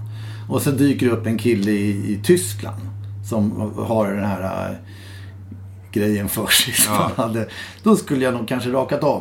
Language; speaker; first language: Swedish; native; Swedish